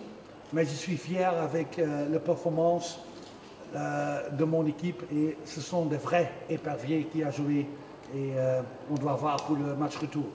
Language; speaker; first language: French; non-native, fluent; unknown